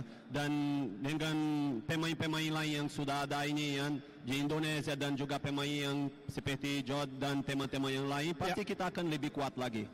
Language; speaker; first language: Indonesian; non-native, fluent; Portuguese